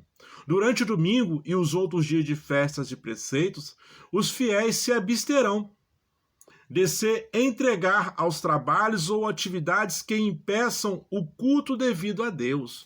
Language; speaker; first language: Portuguese; native; Portuguese